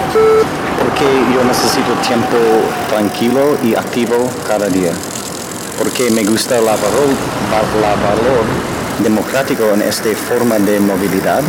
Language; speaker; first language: Spanish; non-native, learner; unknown